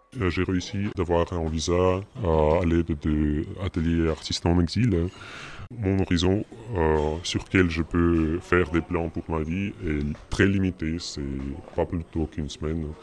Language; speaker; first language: French; non-native, fluent; Russian